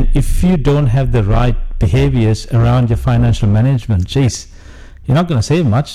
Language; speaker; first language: English; non-native, local second language; Sinhala